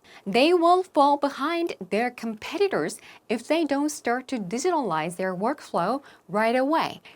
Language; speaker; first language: English; non-native, fluent; Korean